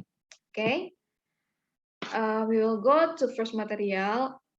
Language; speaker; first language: English; non-native, learner; Indonesian